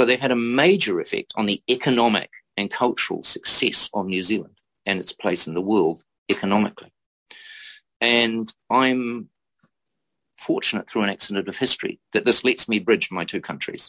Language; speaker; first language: English; native; English